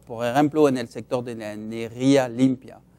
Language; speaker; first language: Spanish; non-native, fluent; French